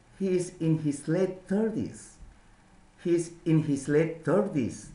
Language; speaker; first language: English; non-native, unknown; Indonesian